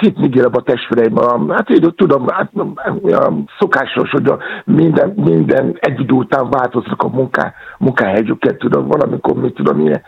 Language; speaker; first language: Hungarian; non-native, fluent; Yoruba